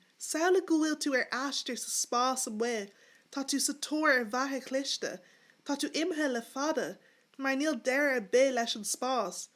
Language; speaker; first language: Irish; native; Irish